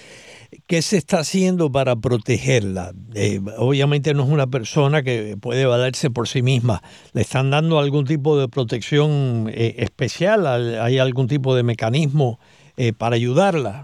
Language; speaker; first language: Spanish; native; Spanish